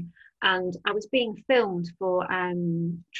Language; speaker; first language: English; native; English